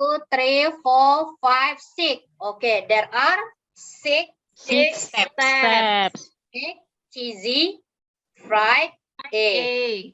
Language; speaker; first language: English; non-native, fluent; Indonesian